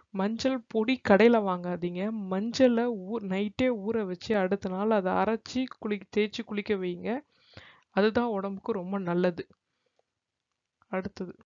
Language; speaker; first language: Tamil; native; Tamil